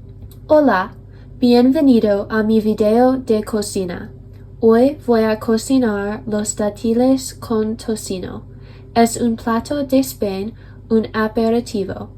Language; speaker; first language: Spanish; non-native, learner; English